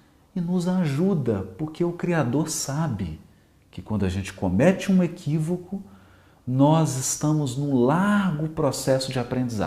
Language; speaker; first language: Portuguese; native; Portuguese